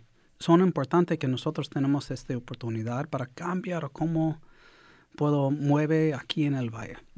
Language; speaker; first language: Spanish; early bilingual, heritage; English